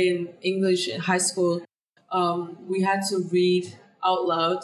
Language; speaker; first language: English; non-native, fluent; Danish